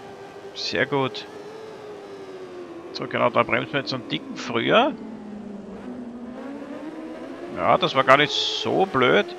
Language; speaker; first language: German; native; German